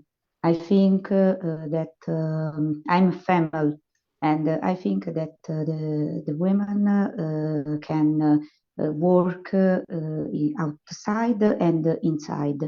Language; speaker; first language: English; non-native, learner; Italian